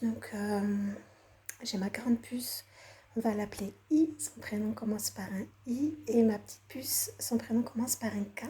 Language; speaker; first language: French; native; French